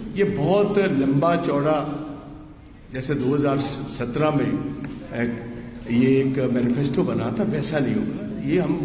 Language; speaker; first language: Hindi; non-native, local second language; Punjabi